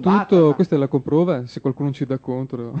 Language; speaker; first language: Italian; native; Italian